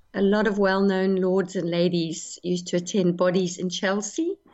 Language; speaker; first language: English; native; English